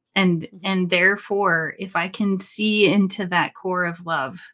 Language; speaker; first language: English; native; English